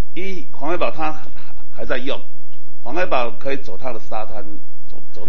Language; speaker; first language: Chinese; non-native, local second language; Min Nan Chinese